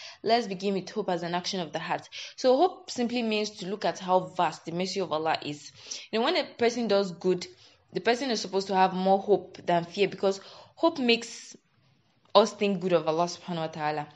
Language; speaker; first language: English; non-native, local second language; Yoruba